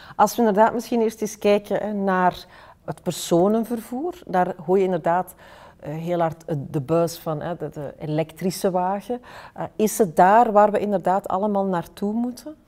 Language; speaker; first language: Dutch; native; Dutch